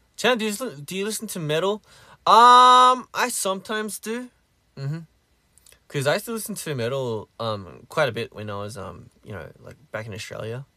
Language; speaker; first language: English; early bilingual, other home language; Korean